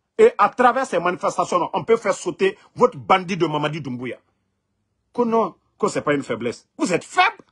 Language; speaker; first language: French; non-native, local second language; Mandingo